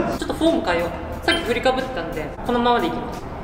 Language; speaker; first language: Japanese; native; Japanese